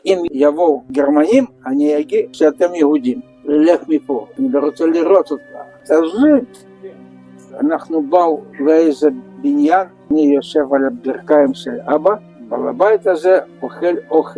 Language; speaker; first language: Hebrew; non-native, learner; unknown